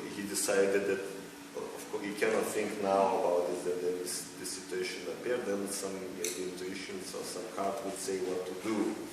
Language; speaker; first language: English; non-native, fluent; Lithuanian